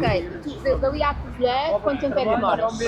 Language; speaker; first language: Portuguese; native; Portuguese